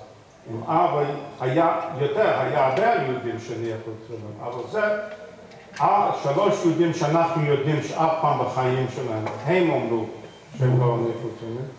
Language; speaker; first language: Hebrew; non-native, fluent; English